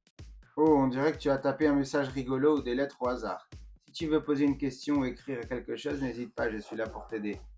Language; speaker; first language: French; native; French